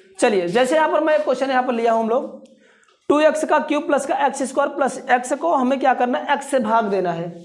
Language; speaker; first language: Hindi; native; Hindi